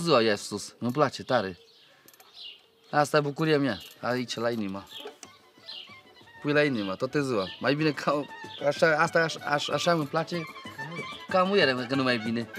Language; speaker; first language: Romanian; non-native, local second language; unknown